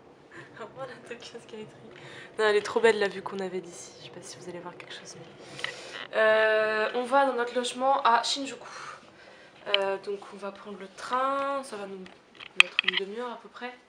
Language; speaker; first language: French; native; French